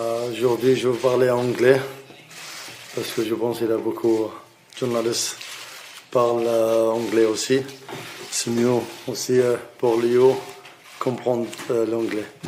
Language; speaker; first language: French; non-native, learner; Arabic